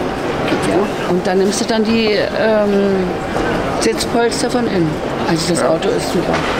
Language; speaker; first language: German; native; German